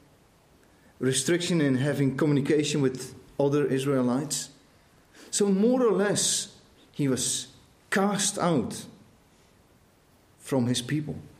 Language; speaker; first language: English; non-native, fluent; Dutch